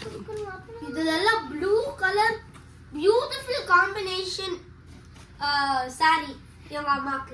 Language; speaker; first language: Tamil; early bilingual, heritage; Tamil